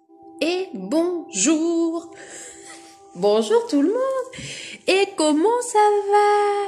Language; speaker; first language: French; native; French